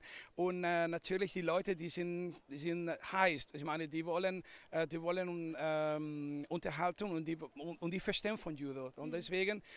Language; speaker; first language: German; non-native, fluent; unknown